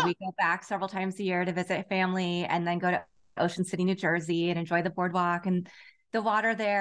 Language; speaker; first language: English; native; English